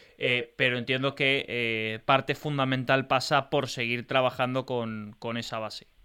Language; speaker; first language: Spanish; native; Spanish